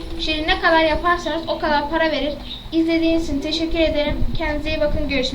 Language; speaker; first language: Turkish; native; Turkish